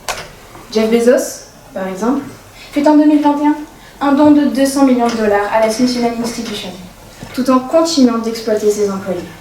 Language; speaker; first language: French; native; French